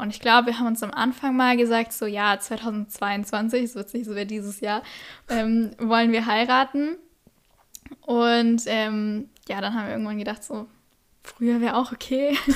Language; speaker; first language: German; native; German